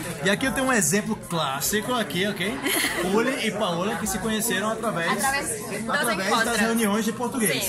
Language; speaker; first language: Portuguese; native; Portuguese